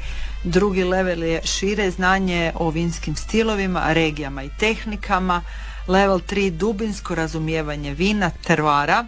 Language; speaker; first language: Serbian; native; Serbian